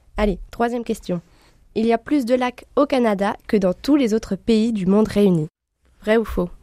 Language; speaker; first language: French; native; French